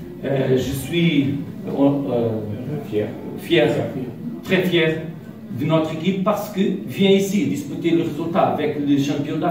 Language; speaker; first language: French; non-native, learner; Portuguese